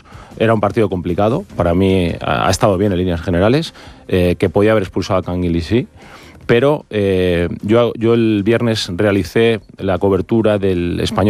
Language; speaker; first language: Spanish; native; Spanish